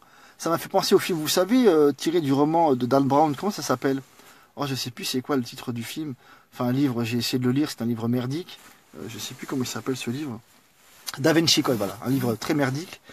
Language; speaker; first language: French; native; French